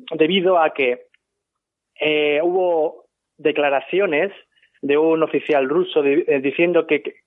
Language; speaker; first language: Spanish; native; Spanish